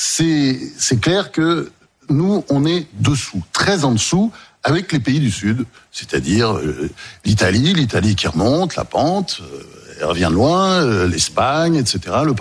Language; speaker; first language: French; native; French